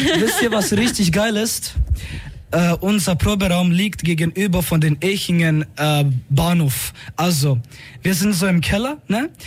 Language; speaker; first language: German; early bilingual, other home language; Croatian